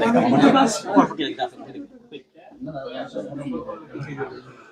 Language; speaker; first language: Bangla; native; Bangla